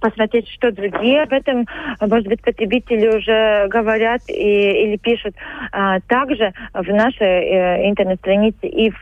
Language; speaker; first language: Russian; non-native, local second language; Latvian